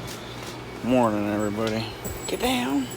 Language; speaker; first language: English; native; English